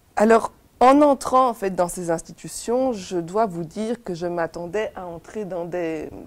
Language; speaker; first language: French; native; French